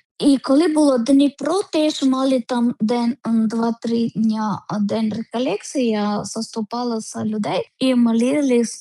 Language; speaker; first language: Ukrainian; non-native, learner; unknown